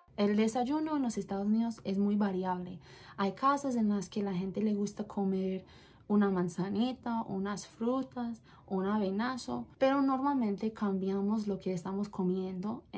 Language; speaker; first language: Spanish; non-native, fluent; English